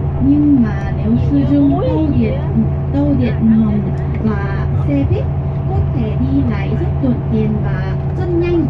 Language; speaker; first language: Vietnamese; non-native, learner; Korean